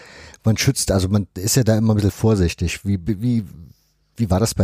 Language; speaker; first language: German; native; German